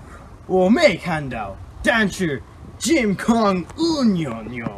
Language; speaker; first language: Chinese; non-native, learner; English